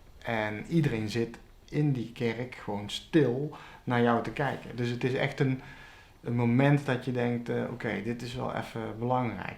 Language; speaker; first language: Dutch; native; Dutch